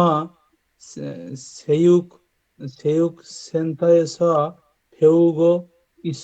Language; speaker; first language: Korean; non-native, learner; Bangla